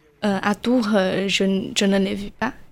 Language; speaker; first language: French; non-native, learner; Chinese